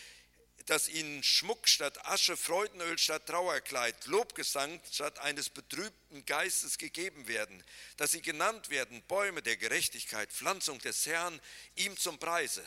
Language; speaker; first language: German; native; German